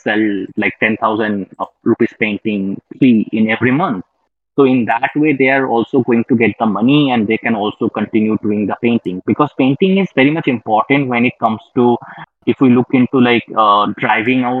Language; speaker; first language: English; non-native, local second language; Bangla